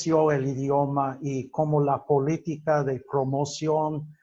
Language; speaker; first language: Spanish; non-native, fluent; English